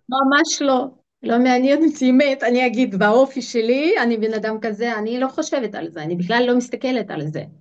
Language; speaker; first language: Hebrew; non-native, fluent; Russian